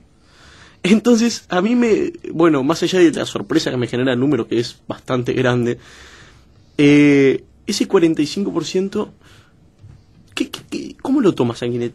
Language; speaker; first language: Spanish; native; Spanish